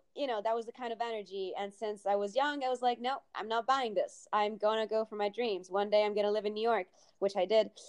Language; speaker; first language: English; early bilingual, other home language; Italian